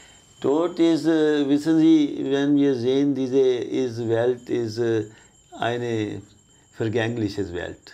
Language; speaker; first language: German; non-native, fluent; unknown